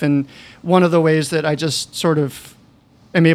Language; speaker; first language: English; native; English